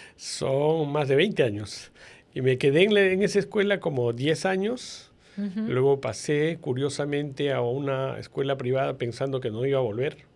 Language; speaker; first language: Spanish; native; Spanish